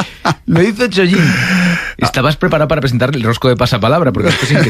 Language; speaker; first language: Spanish; native; Spanish